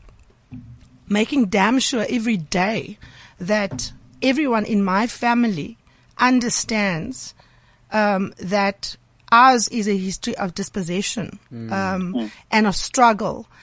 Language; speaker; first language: English; native; English